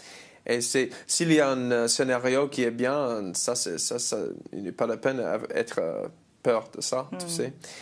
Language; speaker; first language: French; non-native, learner; English